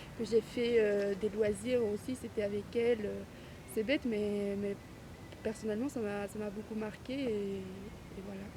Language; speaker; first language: French; non-native, fluent; Arabic